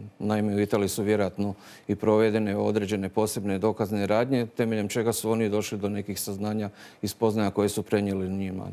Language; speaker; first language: Croatian; native; Croatian